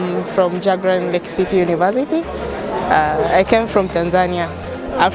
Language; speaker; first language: English; non-native, local second language; Swahili